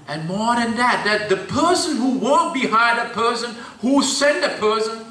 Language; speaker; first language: English; non-native, fluent; Thai